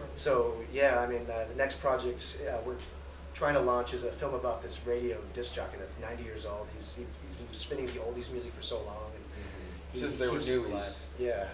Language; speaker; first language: English; native; English